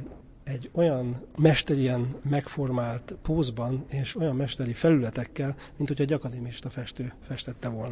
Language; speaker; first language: Hungarian; native; Hungarian